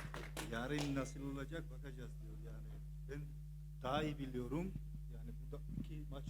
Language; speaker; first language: Turkish; non-native, fluent; Georgian